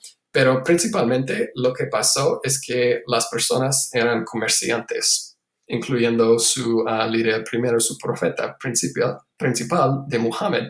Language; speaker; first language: Spanish; non-native, fluent; English